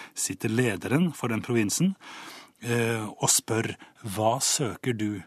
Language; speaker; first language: Norwegian; native; Norwegian